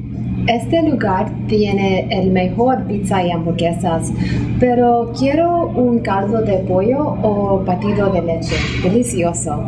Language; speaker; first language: Spanish; non-native, learner; English